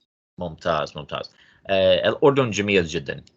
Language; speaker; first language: Arabic; non-native, fluent; English